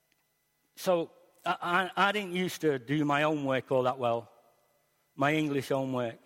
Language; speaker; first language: English; native; English